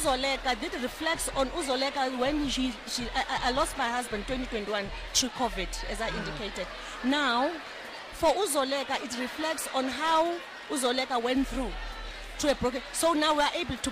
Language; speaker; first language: English; non-native, local second language; Xhosa